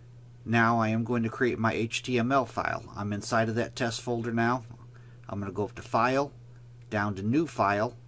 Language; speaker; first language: English; native; English